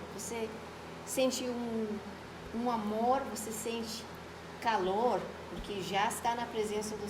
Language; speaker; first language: Portuguese; non-native, fluent; Spanish